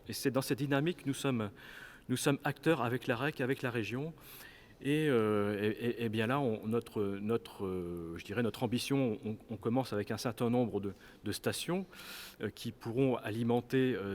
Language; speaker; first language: French; native; French